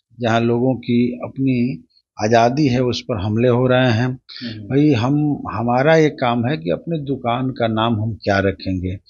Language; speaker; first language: Hindi; native; Hindi